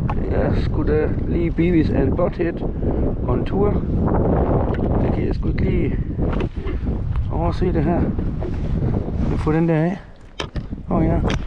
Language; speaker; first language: German; non-native, fluent; Danish